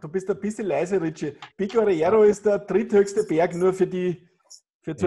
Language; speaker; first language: German; native; German